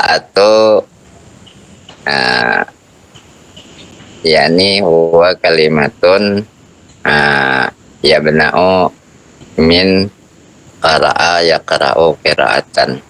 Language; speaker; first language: Arabic; non-native, learner; Indonesian